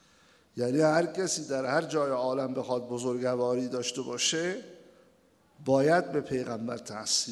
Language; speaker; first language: Persian; native; Persian